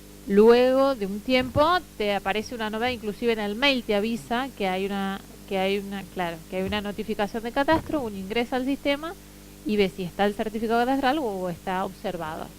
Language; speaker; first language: Spanish; native; Spanish